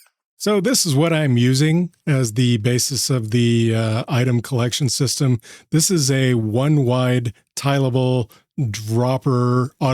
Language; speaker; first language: English; native; English